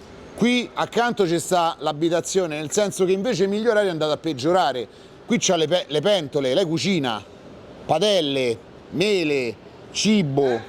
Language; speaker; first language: Italian; native; Italian